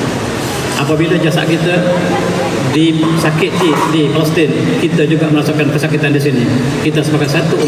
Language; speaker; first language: Malay; native; Malay